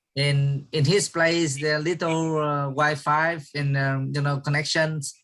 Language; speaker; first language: English; non-native, learner; Vietnamese